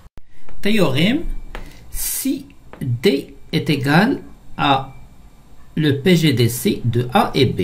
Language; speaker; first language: French; non-native, local second language; Arabic